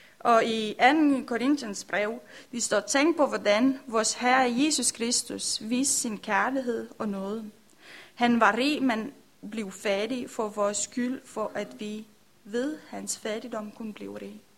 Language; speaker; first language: Danish; non-native, learner; Romanian